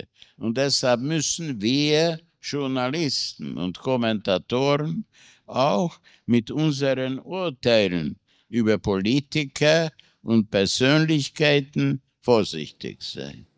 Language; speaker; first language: German; non-native, fluent; Hungarian